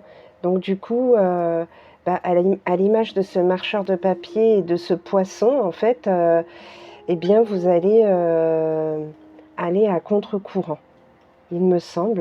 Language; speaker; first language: French; native; French